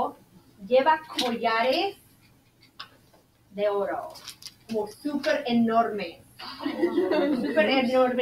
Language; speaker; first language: Spanish; non-native, fluent; English